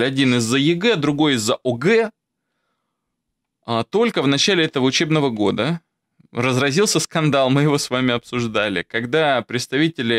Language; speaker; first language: Russian; native; Russian